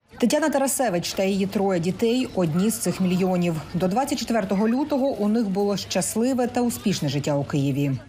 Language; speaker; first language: Ukrainian; native; Ukrainian